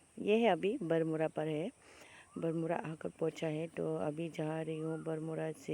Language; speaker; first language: Hindi; non-native, local second language; Kok Borok